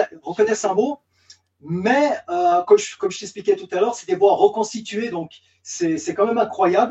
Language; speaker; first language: French; native; French